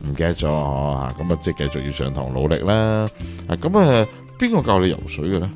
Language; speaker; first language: Cantonese; native; Cantonese